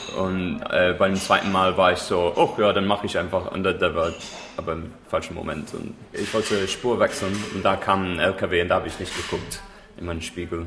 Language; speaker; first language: German; non-native, fluent; English